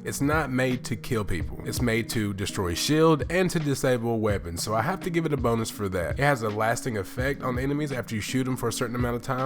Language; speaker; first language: English; native; English